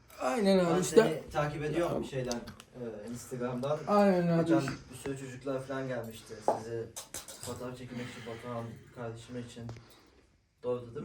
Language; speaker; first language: Turkish; native; Turkish